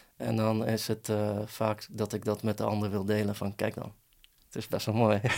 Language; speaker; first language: Dutch; early bilingual, other home language; Persian